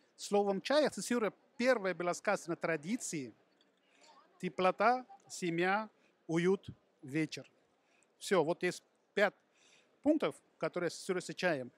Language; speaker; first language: Russian; non-native, fluent; Sinhala